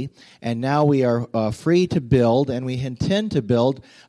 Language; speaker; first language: English; native; English